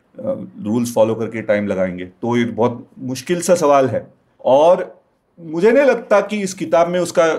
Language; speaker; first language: Hindi; non-native, local second language; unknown